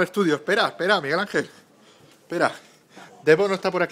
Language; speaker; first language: Spanish; native; Spanish